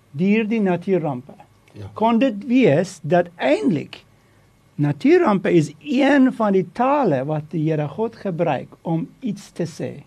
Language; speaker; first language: Afrikaans; non-native, fluent; Turkish